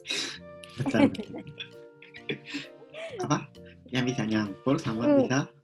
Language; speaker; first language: Indonesian; non-native, local second language; Japanese